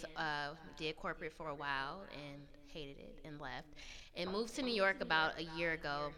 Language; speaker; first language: English; native; English